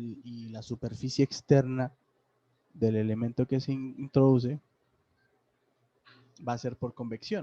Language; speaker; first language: Spanish; native; Spanish